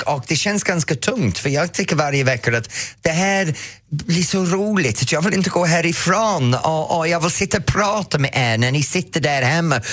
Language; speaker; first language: Swedish; non-native, fluent; English